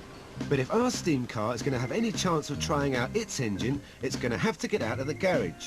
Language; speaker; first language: English; native; English